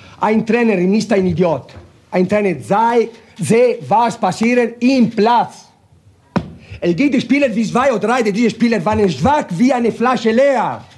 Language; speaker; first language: German; non-native, learner; Italian